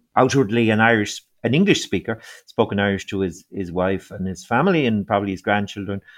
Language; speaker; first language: English; native; English